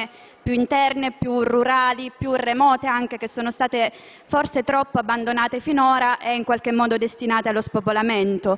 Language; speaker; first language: Italian; native; Italian